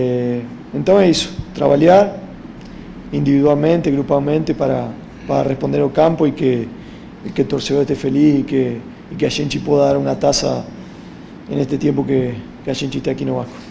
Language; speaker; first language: Portuguese; non-native, fluent; Spanish